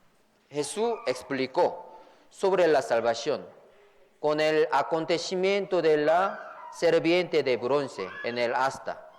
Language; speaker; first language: Spanish; non-native, fluent; Korean